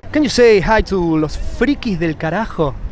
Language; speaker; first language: Spanish; native; Spanish